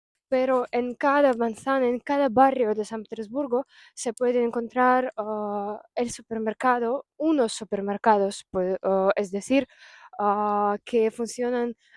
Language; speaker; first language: Spanish; non-native, fluent; Russian